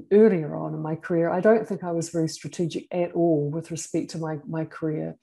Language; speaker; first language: English; native; English